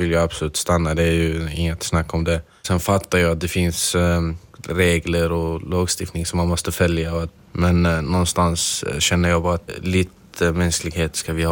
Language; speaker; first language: Swedish; non-native, fluent; Arabic